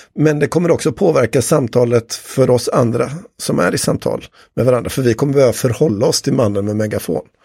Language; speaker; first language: Swedish; native; Swedish